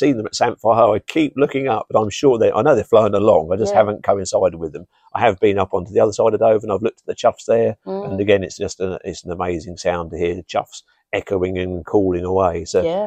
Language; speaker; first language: English; native; English